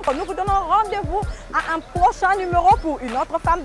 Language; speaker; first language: French; non-native, local second language; Lingala